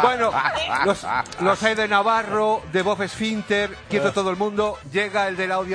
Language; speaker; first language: Spanish; native; Spanish